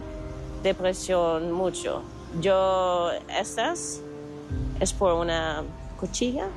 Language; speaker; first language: Spanish; non-native, learner; Dutch